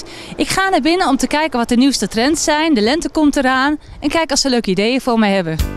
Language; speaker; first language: Dutch; native; Dutch